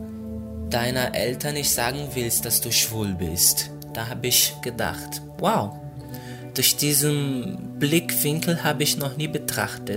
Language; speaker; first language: German; non-native, fluent; Portuguese